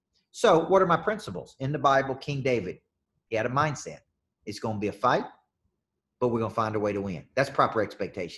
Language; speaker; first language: English; native; English